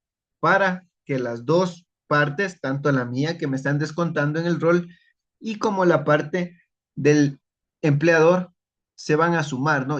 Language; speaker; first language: Spanish; native; Spanish